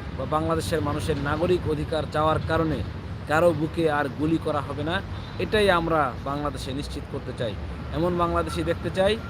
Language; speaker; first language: Bangla; native; Bangla